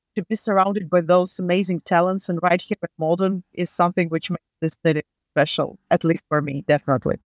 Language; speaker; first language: English; non-native, fluent; Latvian